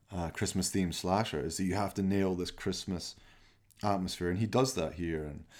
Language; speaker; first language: English; native; English